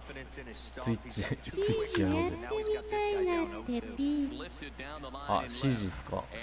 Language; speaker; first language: Japanese; native; Japanese